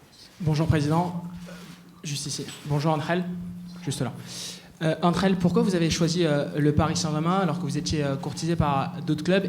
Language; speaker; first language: French; native; French